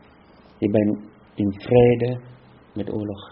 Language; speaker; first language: Dutch; non-native, fluent; Vietnamese